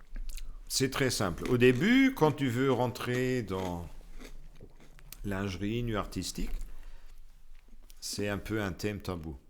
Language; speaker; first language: French; non-native, local second language; Luxembourgish